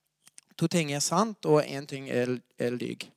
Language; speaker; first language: Norwegian; non-native, fluent; English